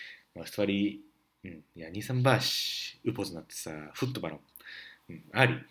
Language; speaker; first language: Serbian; non-native, learner; Japanese